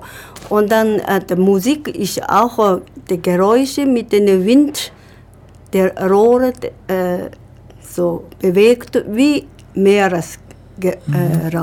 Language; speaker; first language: German; non-native, learner; Japanese